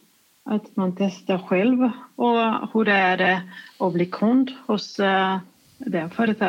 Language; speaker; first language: Swedish; non-native, fluent; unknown